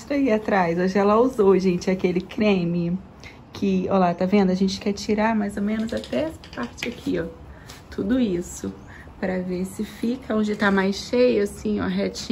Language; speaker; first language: Portuguese; native; Portuguese